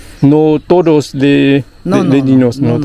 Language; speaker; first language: Spanish; non-native, learner; Vietnamese